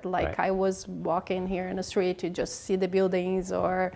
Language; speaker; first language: English; non-native, learner; Portuguese